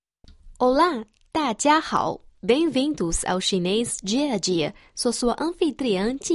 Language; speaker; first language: Portuguese; non-native, fluent; Chinese